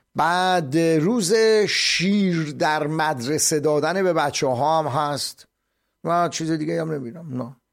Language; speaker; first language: Persian; native; Persian